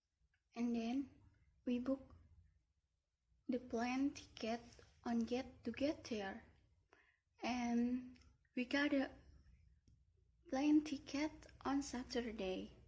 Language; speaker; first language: English; non-native, learner; Indonesian